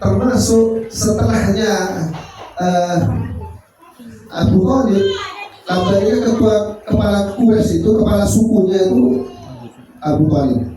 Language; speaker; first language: Indonesian; non-native, local second language; Javanese